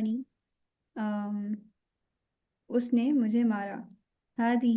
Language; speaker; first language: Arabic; non-native, learner; Urdu